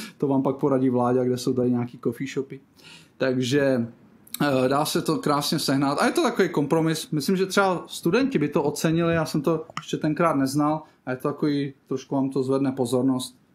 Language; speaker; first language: Czech; native; Czech